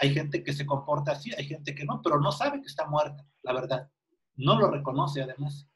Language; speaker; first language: Spanish; native; Spanish